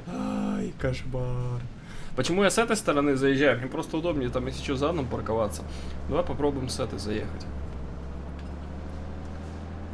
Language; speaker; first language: Russian; native; Russian